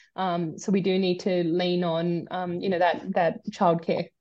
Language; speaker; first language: English; native; English